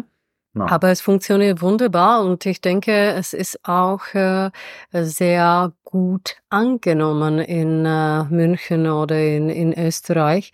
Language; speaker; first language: German; non-native, fluent; Czech